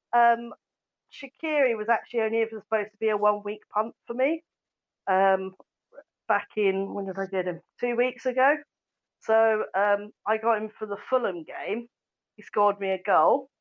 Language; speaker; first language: English; native; English